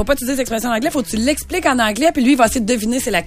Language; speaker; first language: French; native; French